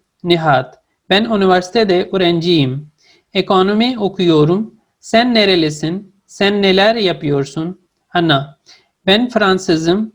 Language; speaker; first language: Turkish; non-native, fluent; Urdu